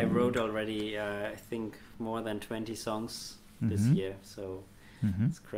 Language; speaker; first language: English; non-native, fluent; German